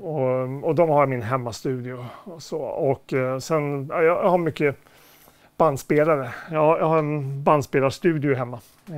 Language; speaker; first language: Swedish; native; Swedish